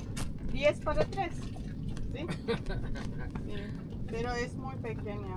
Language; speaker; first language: Spanish; non-native, learner; Turkish